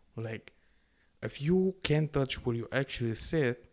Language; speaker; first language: English; non-native, fluent; Arabic